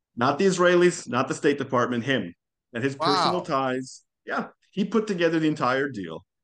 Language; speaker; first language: English; non-native, fluent; Hebrew